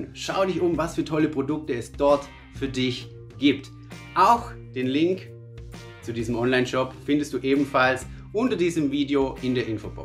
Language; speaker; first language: German; native; German